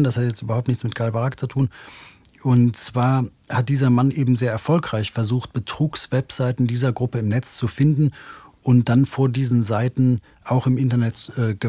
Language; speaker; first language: German; native; German